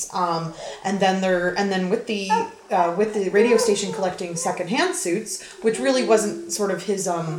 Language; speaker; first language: English; native; English